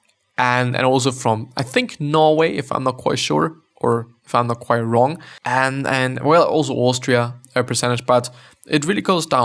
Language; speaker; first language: English; non-native, fluent; German